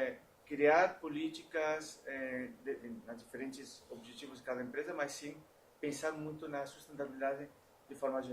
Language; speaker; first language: Portuguese; non-native, fluent; Spanish